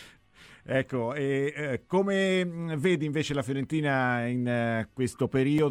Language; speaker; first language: Italian; native; Italian